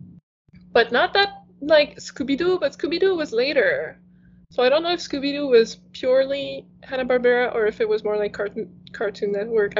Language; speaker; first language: English; non-native, fluent; French